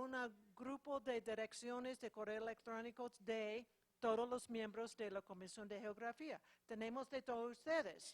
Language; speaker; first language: Spanish; non-native, fluent; English